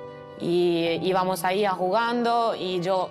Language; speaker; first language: Spanish; non-native, fluent; Albanian